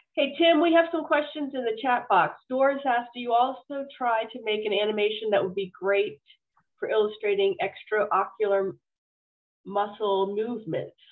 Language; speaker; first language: English; native; English